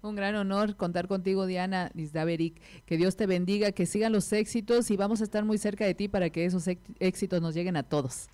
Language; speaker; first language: Spanish; native; Spanish